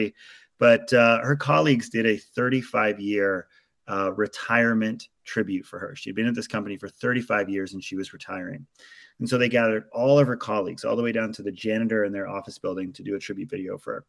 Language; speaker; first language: English; native; English